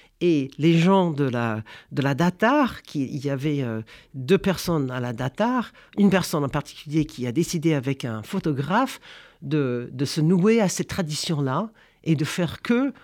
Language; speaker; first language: French; non-native, fluent; English